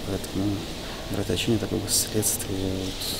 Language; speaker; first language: Russian; native; Russian